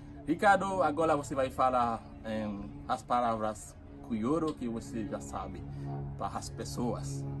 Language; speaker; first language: Portuguese; non-native, fluent; Haitian Creole